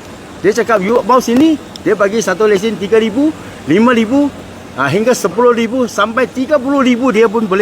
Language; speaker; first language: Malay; non-native, local second language; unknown